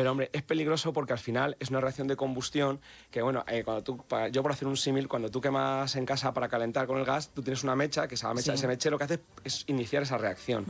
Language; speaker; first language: Spanish; native; Spanish